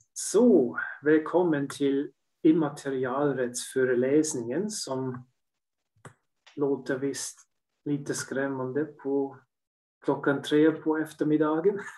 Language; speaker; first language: Swedish; non-native, fluent; German